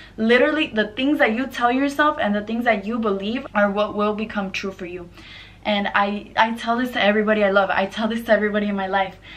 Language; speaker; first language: English; native; English